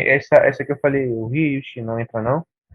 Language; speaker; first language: Portuguese; native; Portuguese